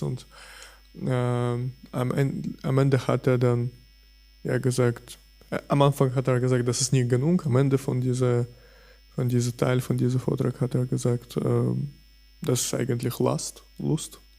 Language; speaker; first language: German; non-native, fluent; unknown